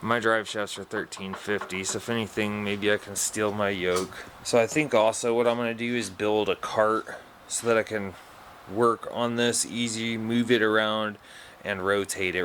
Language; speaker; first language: English; native; English